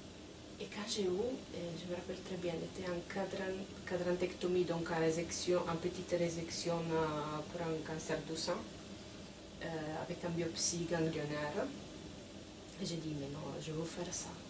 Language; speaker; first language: French; non-native, fluent; Italian